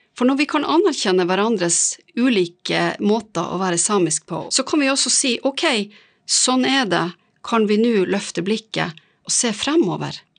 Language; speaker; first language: Norwegian; native; Norwegian